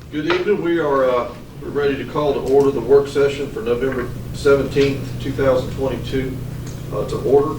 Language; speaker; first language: English; native; English